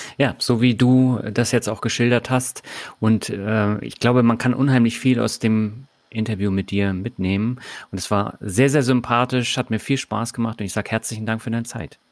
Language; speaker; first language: German; native; German